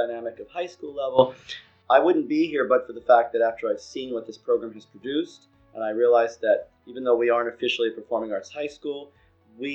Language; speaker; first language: English; native; English